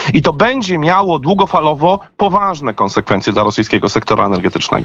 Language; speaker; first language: Polish; native; Polish